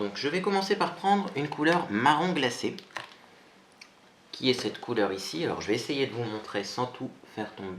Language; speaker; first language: French; native; French